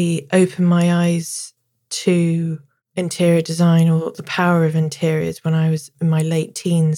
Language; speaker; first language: English; native; English